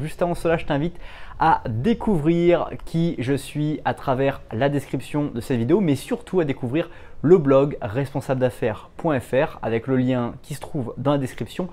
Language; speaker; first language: French; native; French